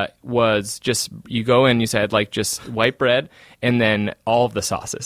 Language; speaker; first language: English; native; English